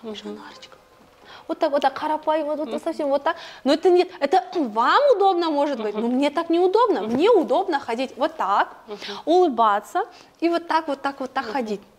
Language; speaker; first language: Russian; non-native, local second language; Kazakh